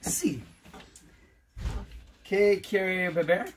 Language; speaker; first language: Spanish; non-native, learner; English